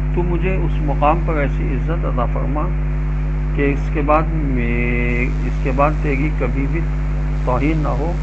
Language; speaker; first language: Urdu; native; Urdu